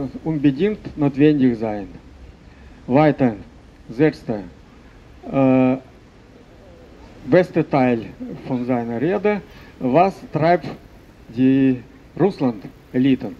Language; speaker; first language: German; non-native, fluent; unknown